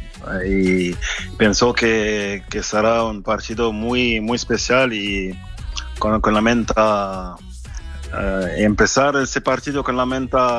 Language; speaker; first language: Spanish; non-native, fluent; French